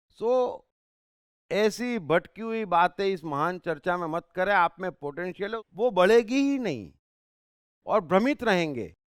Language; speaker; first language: Hindi; native; Hindi